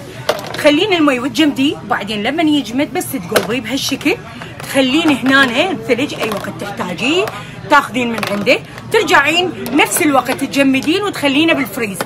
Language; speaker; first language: Arabic; native; Arabic